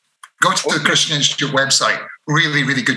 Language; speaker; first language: English; native; English